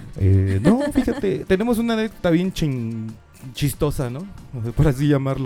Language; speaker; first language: Spanish; native; Spanish